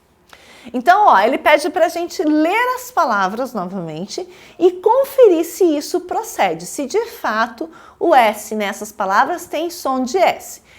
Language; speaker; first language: Portuguese; native; Portuguese